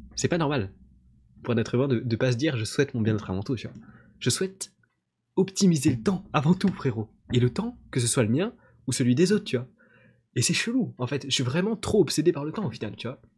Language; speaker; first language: French; native; French